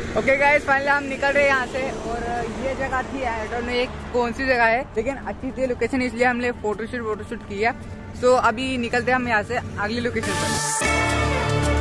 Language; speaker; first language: Hindi; non-native, local second language; Marathi